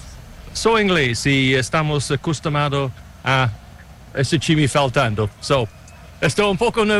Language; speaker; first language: Portuguese; non-native, learner; English